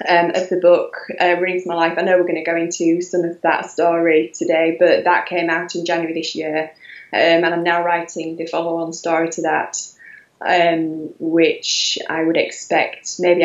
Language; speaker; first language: English; native; English